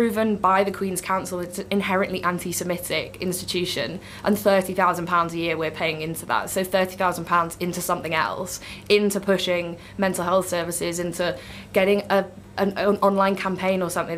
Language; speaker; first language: English; native; English